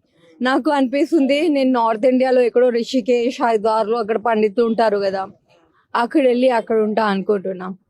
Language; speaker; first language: Telugu; non-native, local second language; Hindi